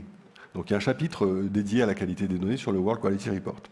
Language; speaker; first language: French; native; French